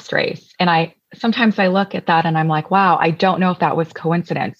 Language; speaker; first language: English; native; English